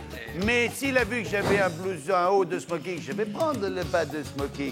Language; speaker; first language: French; native; French